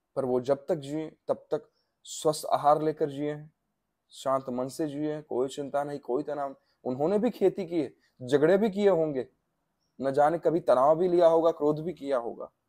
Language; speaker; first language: Hindi; non-native, local second language; Gujarati